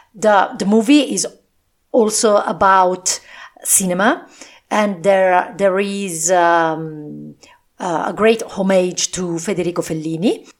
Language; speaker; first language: English; non-native, fluent; Italian